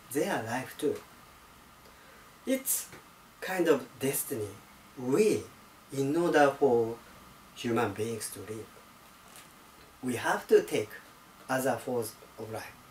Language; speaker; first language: English; non-native, fluent; Japanese